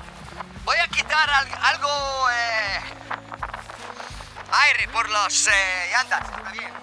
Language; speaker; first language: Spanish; non-native, learner; English